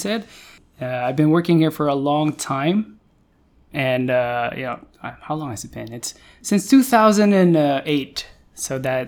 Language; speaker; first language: English; non-native, local second language; Filipino